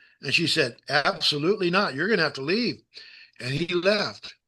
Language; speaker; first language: English; native; English